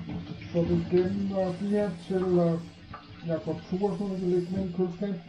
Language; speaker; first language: Danish; non-native, fluent; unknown